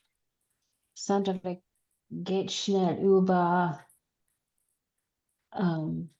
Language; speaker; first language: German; non-native, learner; English